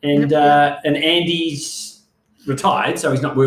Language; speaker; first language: English; native; English